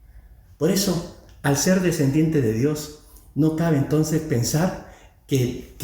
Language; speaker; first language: Spanish; native; Spanish